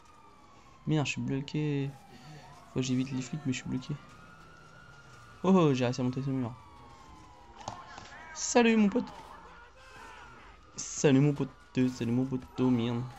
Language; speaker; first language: French; native; French